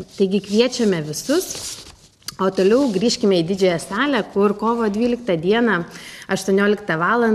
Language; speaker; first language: Lithuanian; native; Lithuanian